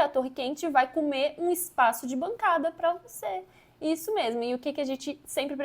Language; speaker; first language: Portuguese; native; Portuguese